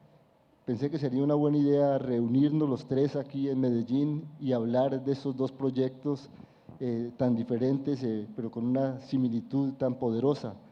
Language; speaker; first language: Spanish; native; Spanish